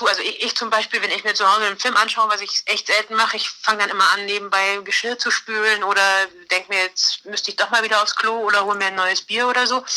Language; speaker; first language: German; native; German